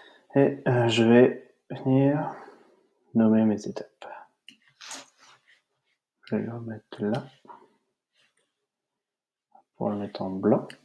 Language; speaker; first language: French; native; French